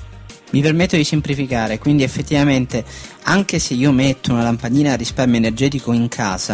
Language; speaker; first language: Italian; native; Italian